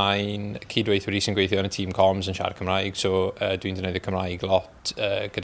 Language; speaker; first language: Welsh; non-native, local second language; English